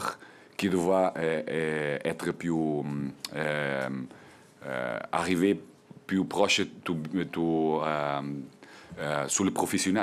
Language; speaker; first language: French; non-native, learner; Portuguese